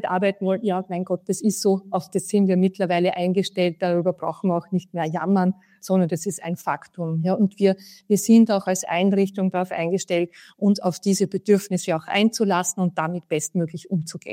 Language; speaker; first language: German; native; German